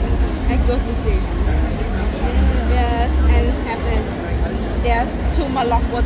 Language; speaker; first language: English; non-native, learner; Thai